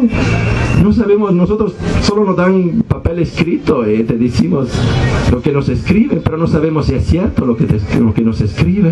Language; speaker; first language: Spanish; non-native, fluent; Italian